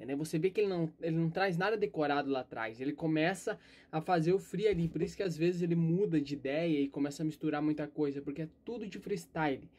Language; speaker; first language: Portuguese; native; Portuguese